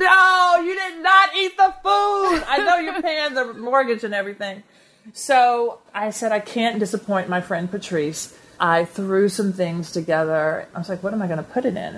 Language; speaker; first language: English; native; English